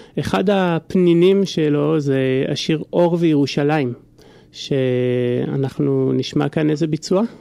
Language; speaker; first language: Hebrew; native; Hebrew